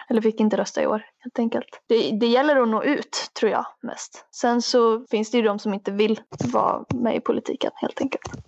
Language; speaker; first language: Swedish; native; Swedish